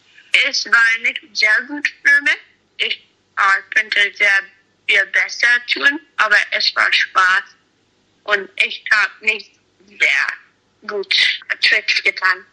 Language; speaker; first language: German; non-native, learner; English